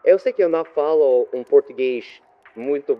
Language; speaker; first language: Portuguese; non-native, learner; French